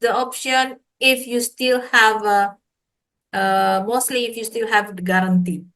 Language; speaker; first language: English; non-native, fluent; Indonesian